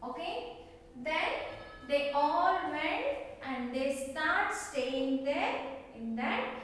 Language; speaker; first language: English; non-native, local second language; Kannada